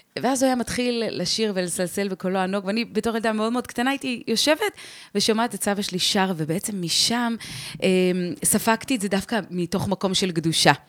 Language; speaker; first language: Hebrew; early bilingual, heritage; Hebrew